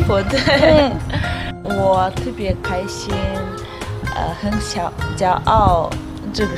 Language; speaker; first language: Chinese; non-native, fluent; Russian